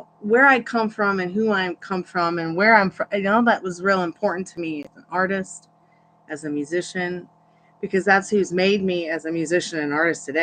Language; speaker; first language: English; native; English